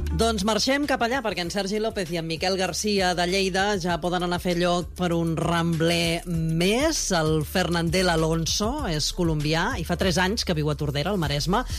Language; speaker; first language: Catalan; native; Catalan